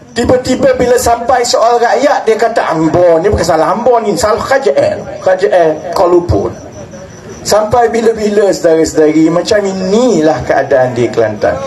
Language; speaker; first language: Malay; native; Malay